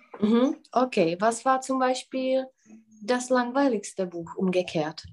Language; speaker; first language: German; non-native, fluent; Czech